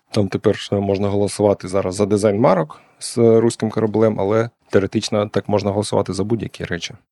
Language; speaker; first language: Ukrainian; non-native, local second language; Russian